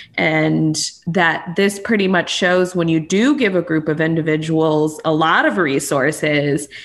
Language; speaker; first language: English; native; English